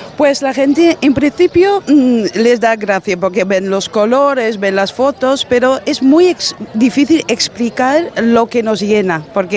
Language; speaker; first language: Spanish; non-native, fluent; Dutch